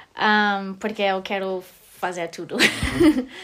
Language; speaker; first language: Portuguese; non-native, learner; English